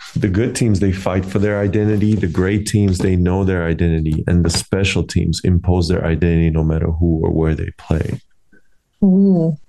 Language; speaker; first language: English; non-native, fluent; Slovak